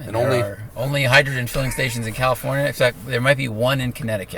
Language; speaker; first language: English; native; English